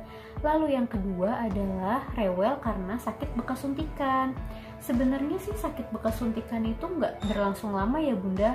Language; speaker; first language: Indonesian; native; Indonesian